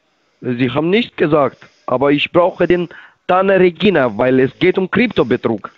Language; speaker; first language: German; non-native, learner; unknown